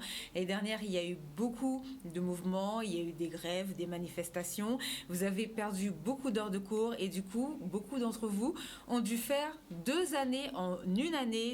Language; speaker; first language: French; native; French